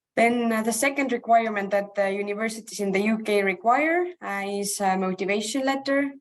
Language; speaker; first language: English; non-native, fluent; Estonian